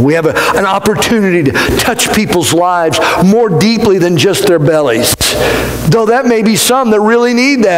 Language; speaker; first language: English; native; English